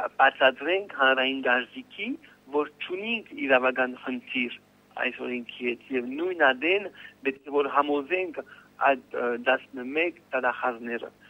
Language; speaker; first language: Armenian; early bilingual, heritage; Armenian